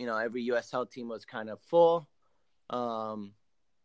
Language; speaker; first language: English; early bilingual, other home language; Spanish